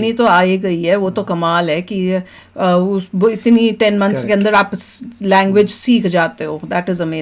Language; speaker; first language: Hindi; native; Hindi